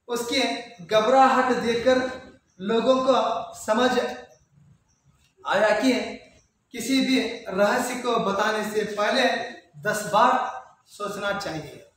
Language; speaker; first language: Hindi; non-native, local second language; Kannada